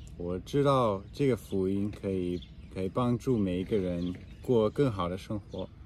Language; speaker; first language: Chinese; non-native, learner; English